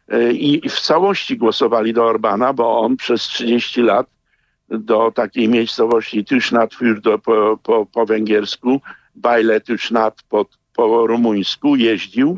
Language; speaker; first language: Polish; native; Polish